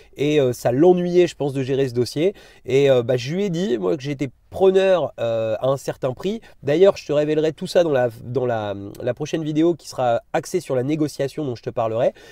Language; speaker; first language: French; native; French